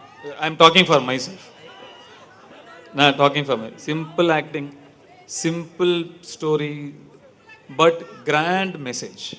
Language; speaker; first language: Telugu; non-native, learner; Tamil